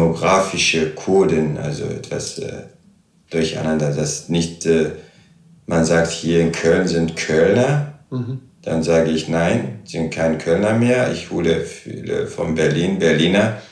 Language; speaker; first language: German; non-native, fluent; Arabic